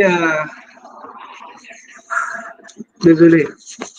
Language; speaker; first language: French; non-native, local second language; Tamasheq